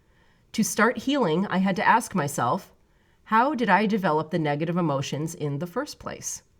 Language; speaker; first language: English; native; English